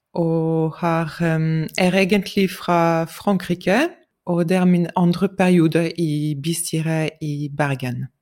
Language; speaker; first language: Norwegian; non-native, fluent; French